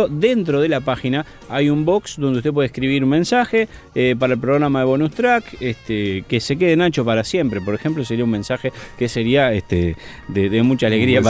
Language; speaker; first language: Spanish; native; Spanish